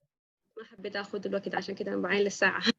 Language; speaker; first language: Arabic; native; Arabic